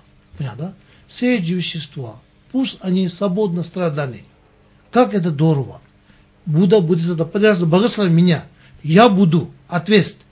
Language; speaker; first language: Russian; non-native, learner; Tibetan